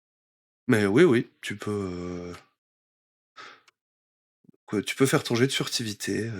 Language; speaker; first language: French; native; French